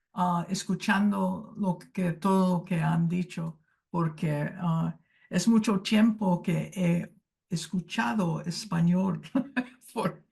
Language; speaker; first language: Spanish; early bilingual, heritage; Spanish